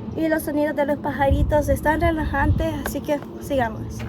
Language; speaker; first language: Spanish; early bilingual, other home language; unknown